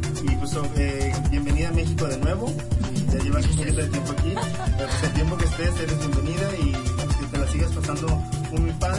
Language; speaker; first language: Spanish; native; Spanish